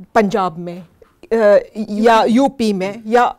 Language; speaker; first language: Hindi; native; Hindi